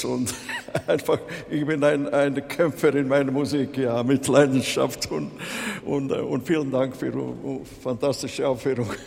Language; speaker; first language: German; non-native, fluent; Latvian